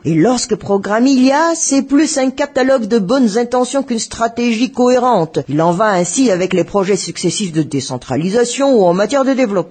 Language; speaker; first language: French; non-native, local second language; Malagasy